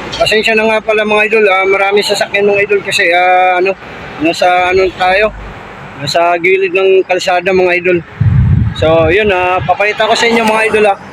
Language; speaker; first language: Filipino; native; Filipino